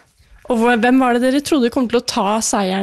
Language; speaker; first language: Norwegian; native; Norwegian